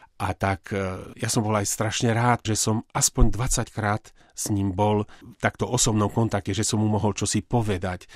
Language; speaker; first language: Slovak; native; Slovak